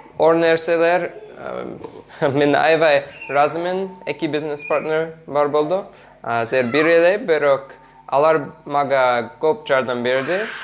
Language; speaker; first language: Kyrgyz; non-native, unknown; English